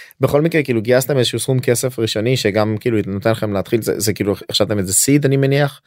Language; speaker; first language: Hebrew; native; Hebrew